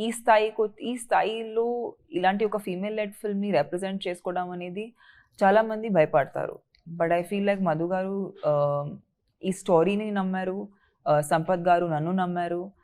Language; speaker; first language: Telugu; non-native, fluent; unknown